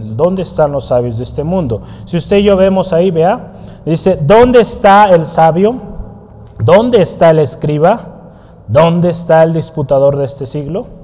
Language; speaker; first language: Spanish; native; Spanish